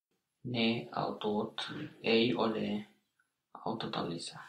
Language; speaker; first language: Finnish; non-native, learner; English